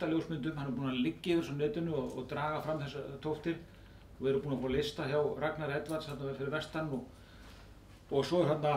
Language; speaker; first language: Icelandic; native; Icelandic